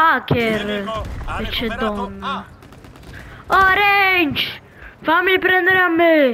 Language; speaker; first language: Italian; native; Italian